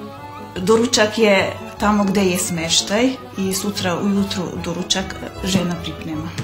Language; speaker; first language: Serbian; non-native, local second language; Hungarian